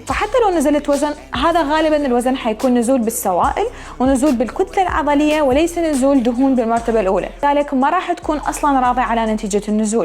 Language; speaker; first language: Arabic; native; Arabic